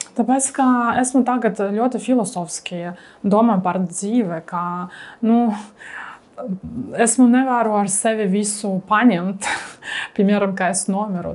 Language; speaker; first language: Latvian; non-native, learner; Russian